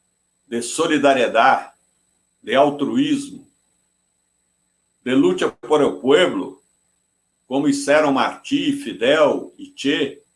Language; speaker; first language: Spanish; non-native, fluent; Portuguese